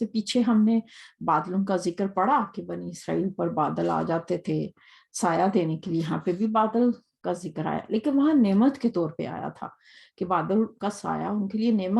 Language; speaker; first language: Urdu; native; Urdu